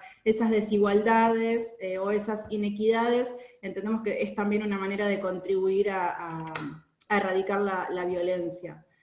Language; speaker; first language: Spanish; native; Spanish